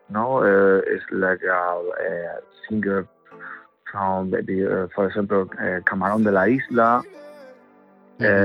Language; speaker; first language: English; non-native, learner; Spanish